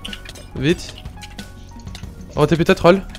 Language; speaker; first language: French; native; French